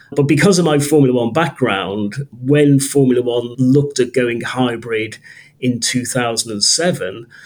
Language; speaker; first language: English; native; English